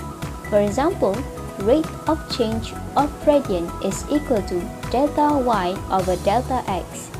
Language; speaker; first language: English; non-native, local second language; Malay